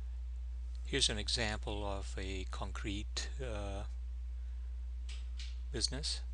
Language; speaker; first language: English; native; English